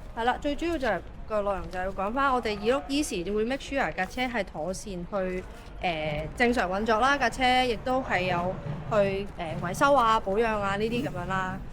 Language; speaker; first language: Cantonese; native; Cantonese